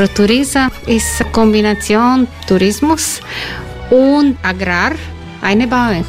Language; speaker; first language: German; non-native, learner; Croatian